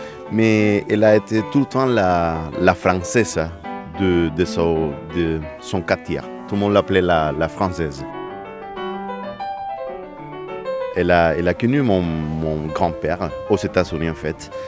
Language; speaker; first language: French; non-native, fluent; Spanish